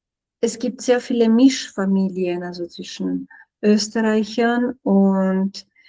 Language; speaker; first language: German; non-native, fluent; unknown